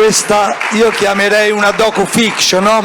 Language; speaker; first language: Italian; native; Italian